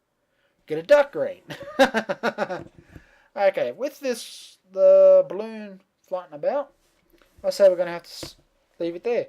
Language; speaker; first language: English; native; English